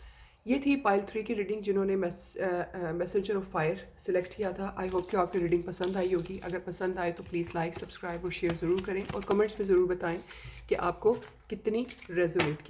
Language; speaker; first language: Hindi; native; Hindi